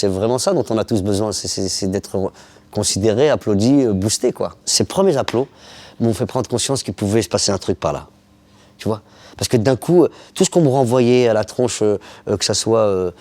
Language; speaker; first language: French; early bilingual, other home language; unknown